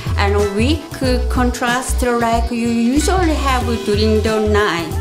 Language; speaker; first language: English; non-native, learner; Korean